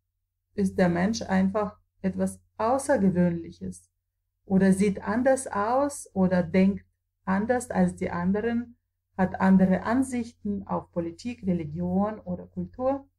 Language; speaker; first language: German; non-native, fluent; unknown